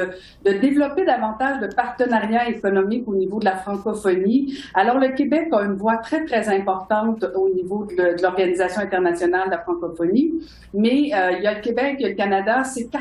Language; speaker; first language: French; native; French